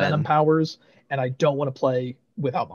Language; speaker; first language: English; native; English